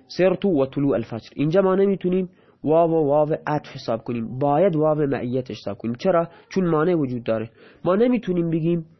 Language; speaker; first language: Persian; non-native, local second language; Baluchi